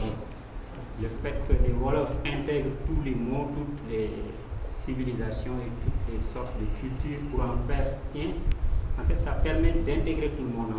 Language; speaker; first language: French; non-native, local second language; Wolof